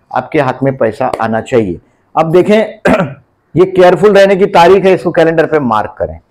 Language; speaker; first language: Hindi; native; Hindi